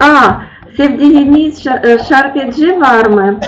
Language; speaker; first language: Turkish; non-native, learner; Russian